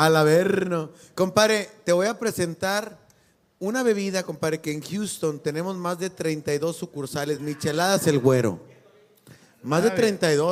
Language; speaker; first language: Spanish; native; Spanish